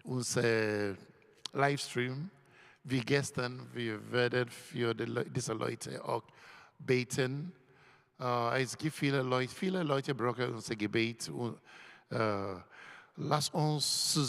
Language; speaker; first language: German; non-native, learner; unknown